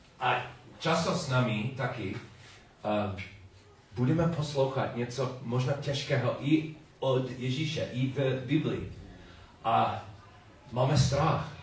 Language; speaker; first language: Czech; non-native, learner; English